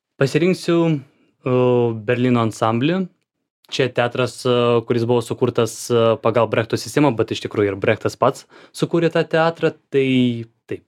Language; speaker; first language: Lithuanian; non-native, fluent; Ukrainian